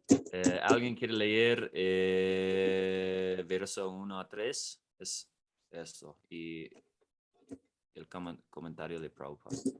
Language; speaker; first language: Spanish; non-native, fluent; English